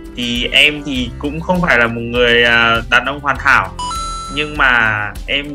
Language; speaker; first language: Vietnamese; native; Vietnamese